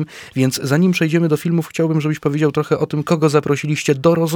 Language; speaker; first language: Polish; native; Polish